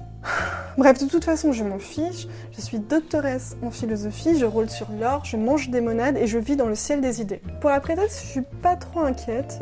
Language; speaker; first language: French; native; French